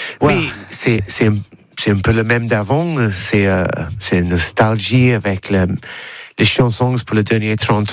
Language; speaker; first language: French; non-native, learner; English